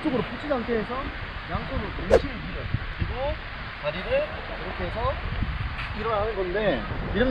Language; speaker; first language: Korean; native; Korean